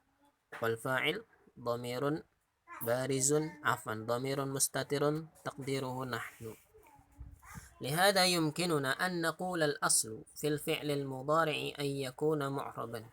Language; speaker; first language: Arabic; non-native, fluent; Indonesian